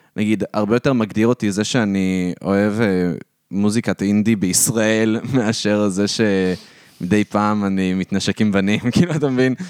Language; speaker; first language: Hebrew; native; Hebrew